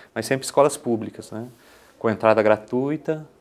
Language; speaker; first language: Portuguese; native; Portuguese